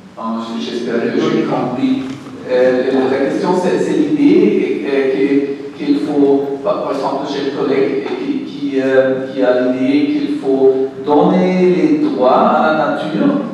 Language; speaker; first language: French; non-native, learner; German